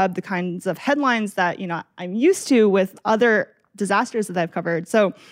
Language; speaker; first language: English; native; English